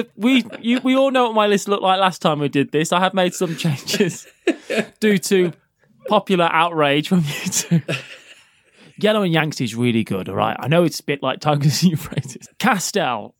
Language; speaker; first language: English; native; English